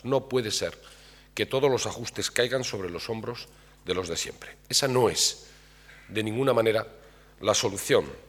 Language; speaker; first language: Spanish; native; Spanish